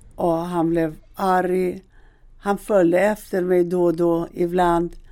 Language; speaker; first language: Swedish; non-native, fluent; Persian